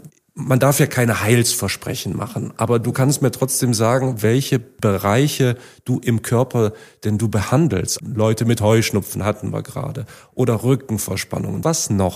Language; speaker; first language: German; native; German